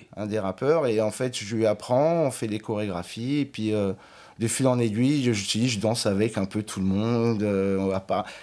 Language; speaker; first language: French; native; French